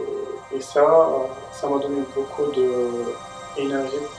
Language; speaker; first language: French; non-native, local second language; Arabic